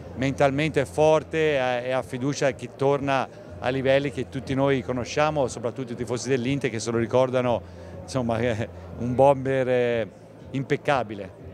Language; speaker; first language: Italian; native; Italian